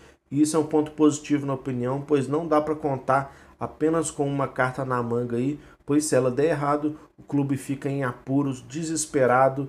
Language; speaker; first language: Portuguese; native; Portuguese